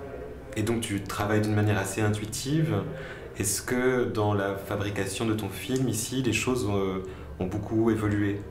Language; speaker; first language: French; native; French